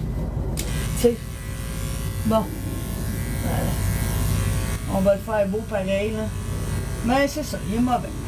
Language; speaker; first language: French; native; French